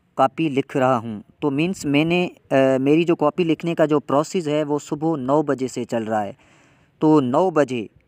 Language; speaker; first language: Urdu; non-native, local second language; Sindhi